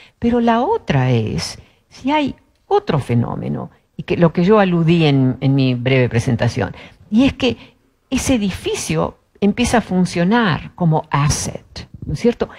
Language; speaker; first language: Spanish; early bilingual, other home language; Dutch